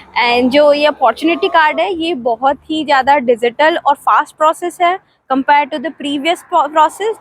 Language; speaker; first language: Hindi; native; Hindi